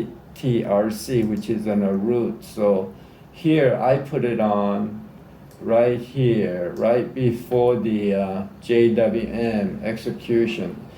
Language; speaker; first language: English; native; English